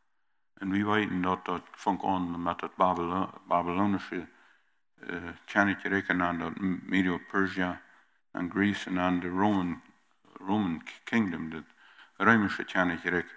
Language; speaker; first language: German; early bilingual, heritage; German